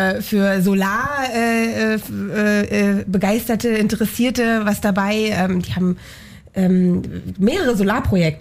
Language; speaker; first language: German; native; German